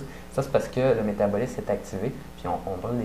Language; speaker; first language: French; native; French